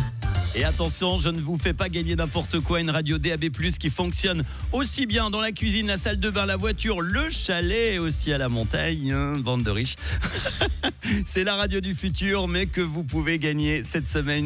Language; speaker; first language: French; native; French